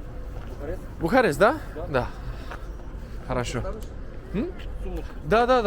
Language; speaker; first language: Russian; non-native, learner; English